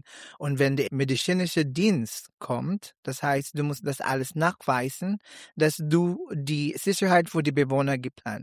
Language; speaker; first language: German; non-native, learner; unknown